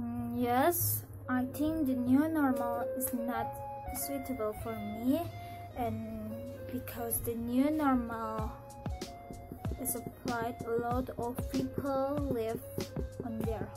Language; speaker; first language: English; non-native, learner; Indonesian